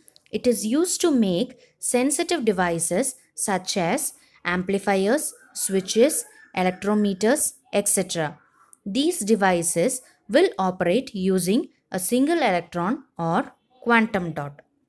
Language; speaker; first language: English; non-native, local second language; Tamil